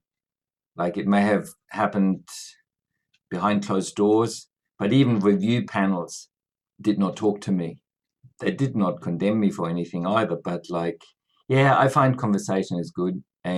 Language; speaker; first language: English; non-native, fluent; German